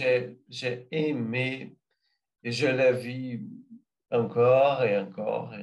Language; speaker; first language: French; non-native, learner; Portuguese